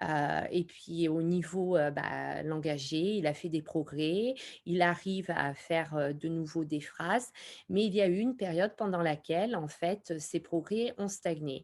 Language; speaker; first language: French; native; French